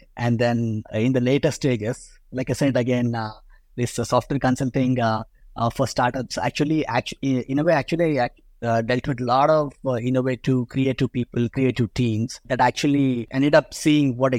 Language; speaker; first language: English; non-native, local second language; Telugu